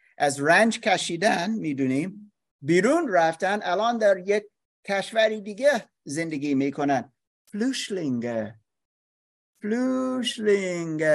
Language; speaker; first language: Persian; non-native, learner; English